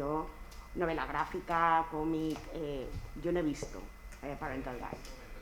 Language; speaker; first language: Spanish; native; Spanish